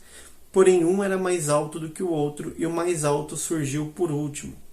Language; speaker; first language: Portuguese; native; Portuguese